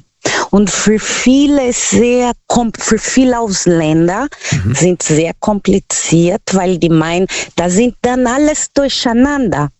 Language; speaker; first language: German; non-native, learner; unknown